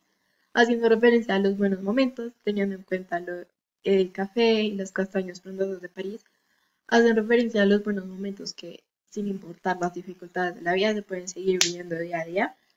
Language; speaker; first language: Spanish; native; Spanish